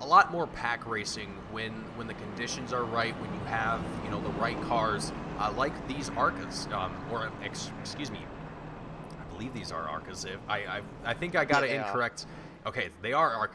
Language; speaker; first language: English; native; English